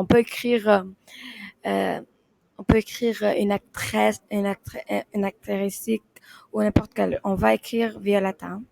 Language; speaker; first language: French; non-native, learner; Arabic